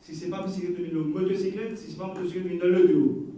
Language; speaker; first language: French; non-native, local second language; Haitian Creole